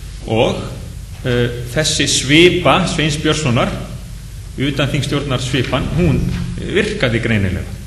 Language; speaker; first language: Icelandic; native; Icelandic